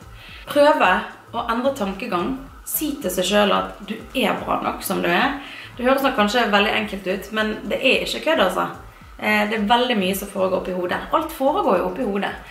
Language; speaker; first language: Norwegian; native; Norwegian